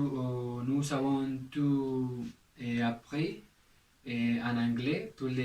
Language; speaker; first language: French; non-native, learner; Spanish